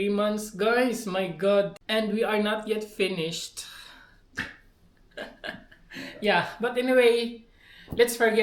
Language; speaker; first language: English; non-native, local second language; Filipino